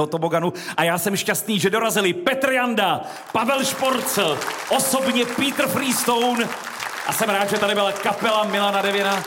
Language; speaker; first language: Czech; native; Czech